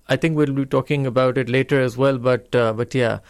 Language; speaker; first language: English; non-native, local second language; Urdu